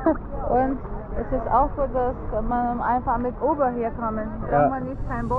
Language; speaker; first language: German; non-native, learner; Portuguese